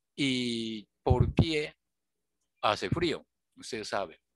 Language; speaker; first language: Spanish; non-native, fluent; Japanese